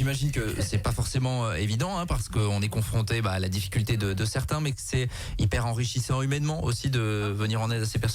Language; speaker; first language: French; native; French